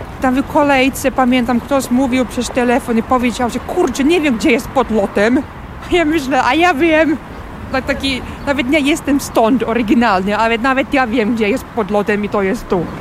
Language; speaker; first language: Polish; non-native, fluent; Finnish